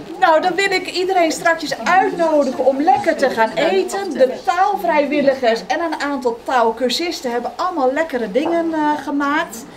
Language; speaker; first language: Dutch; native; Dutch